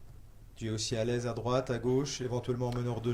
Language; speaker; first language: French; native; French